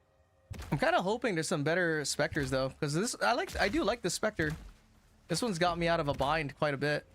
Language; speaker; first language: English; native; English